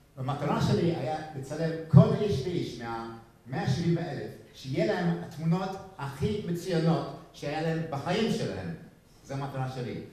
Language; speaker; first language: Hebrew; non-native, fluent; English